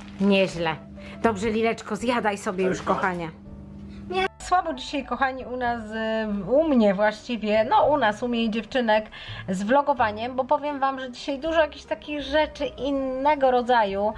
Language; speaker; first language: Polish; native; Polish